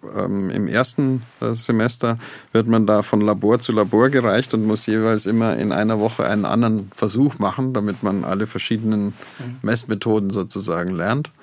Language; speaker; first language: German; native; German